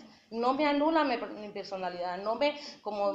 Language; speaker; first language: Spanish; native; Spanish